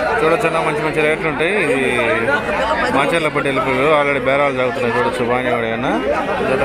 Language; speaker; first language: Telugu; native; Telugu